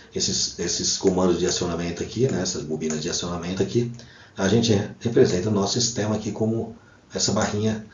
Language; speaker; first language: Portuguese; native; Portuguese